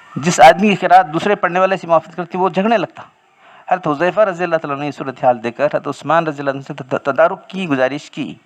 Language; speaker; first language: Urdu; native; Urdu